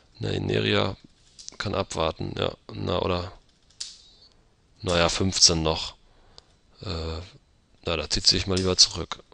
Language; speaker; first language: German; native; German